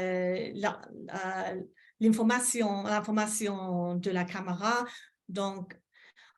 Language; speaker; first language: French; non-native, fluent; English